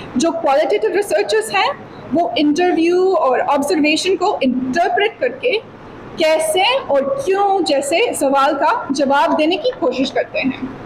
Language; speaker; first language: Hindi; non-native, fluent; English